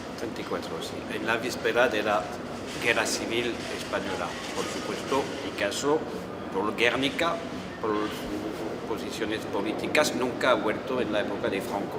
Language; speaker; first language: Spanish; non-native, fluent; French